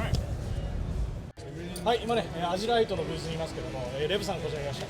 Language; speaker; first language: Japanese; native; Japanese